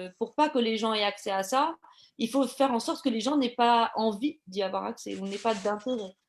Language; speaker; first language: French; native; French